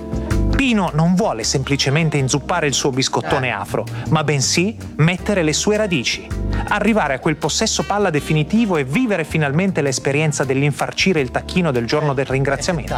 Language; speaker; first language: Italian; native; Italian